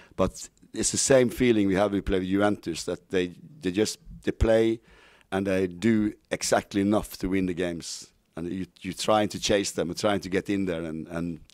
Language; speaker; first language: English; non-native, fluent; Norwegian